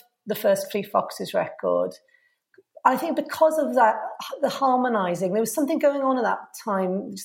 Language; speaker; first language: English; native; English